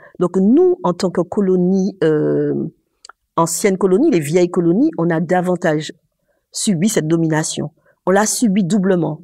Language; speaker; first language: French; native; French